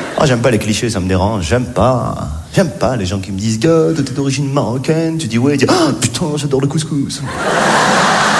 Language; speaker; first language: French; native; French